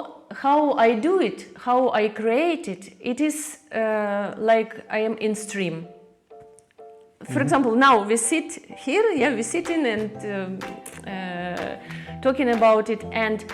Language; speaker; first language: English; non-native, learner; Russian